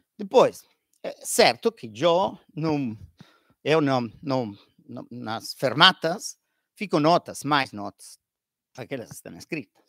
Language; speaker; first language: Portuguese; non-native, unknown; Italian